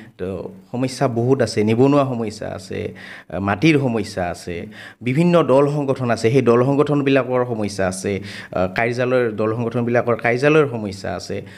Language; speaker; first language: Assamese; native; Assamese